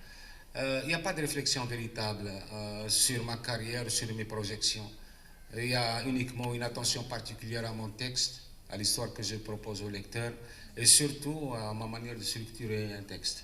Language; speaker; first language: French; non-native, local second language; Arabic